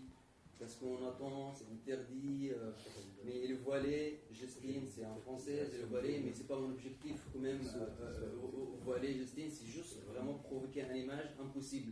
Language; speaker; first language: French; non-native, fluent; Arabic